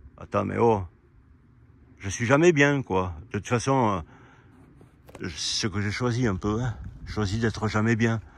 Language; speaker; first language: French; native; French